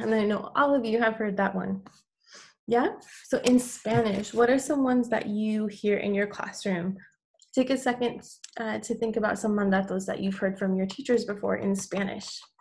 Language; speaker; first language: English; native; English